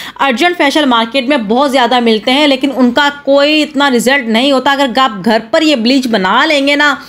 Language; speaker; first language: Urdu; native; Urdu